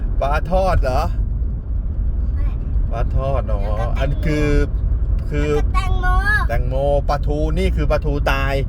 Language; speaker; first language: Thai; native; Thai